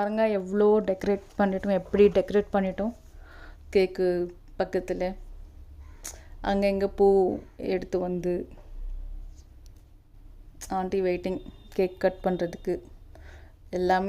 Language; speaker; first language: Tamil; non-native, local second language; Telugu